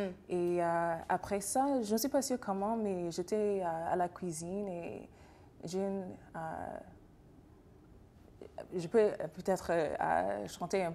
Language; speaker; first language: French; non-native, fluent; English